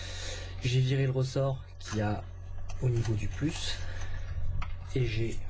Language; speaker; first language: French; native; French